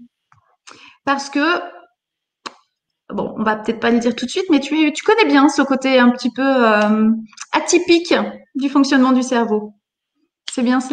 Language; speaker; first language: French; native; French